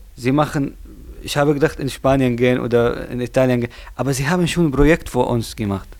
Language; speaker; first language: German; non-native, learner; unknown